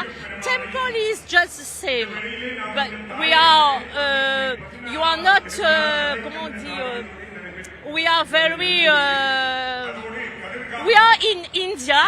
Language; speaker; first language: English; non-native, learner; French